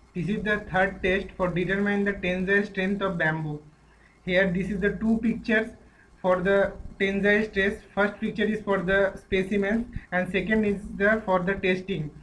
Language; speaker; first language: English; non-native, local second language; Bangla